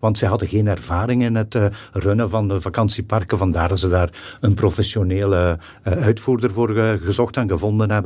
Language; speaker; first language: Dutch; native; Dutch